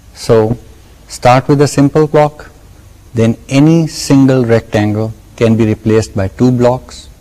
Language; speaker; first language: English; non-native, local second language; Urdu